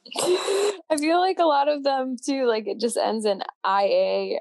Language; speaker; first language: English; native; English